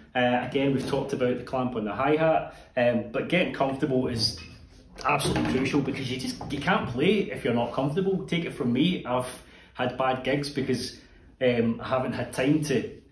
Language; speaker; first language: English; native; English